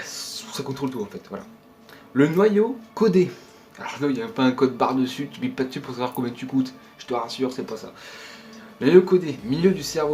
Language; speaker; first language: French; native; French